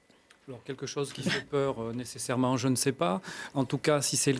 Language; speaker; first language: French; native; French